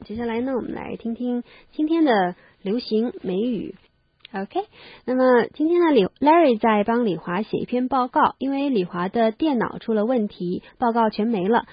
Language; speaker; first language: Chinese; native; Chinese